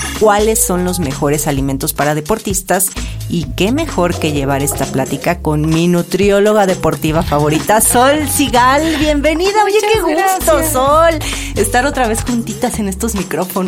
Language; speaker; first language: Spanish; native; Spanish